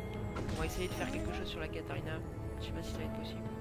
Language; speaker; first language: French; native; French